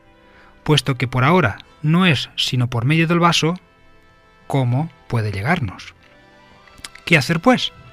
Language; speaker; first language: Spanish; native; Spanish